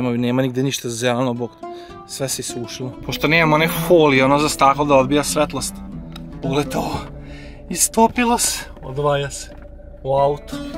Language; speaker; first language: Serbian; native; Serbian